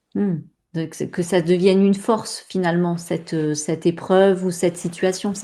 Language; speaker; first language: French; native; French